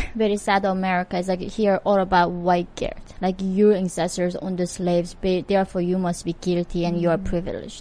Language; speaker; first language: English; non-native, fluent; Korean